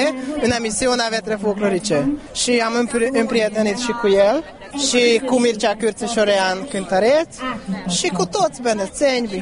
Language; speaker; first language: Romanian; non-native, fluent; Hungarian